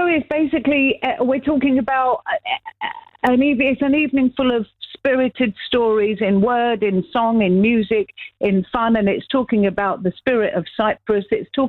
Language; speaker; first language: English; native; English